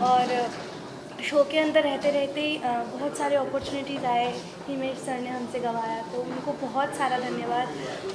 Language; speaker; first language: Hindi; non-native, local second language; Bangla